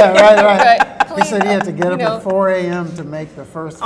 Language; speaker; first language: English; native; English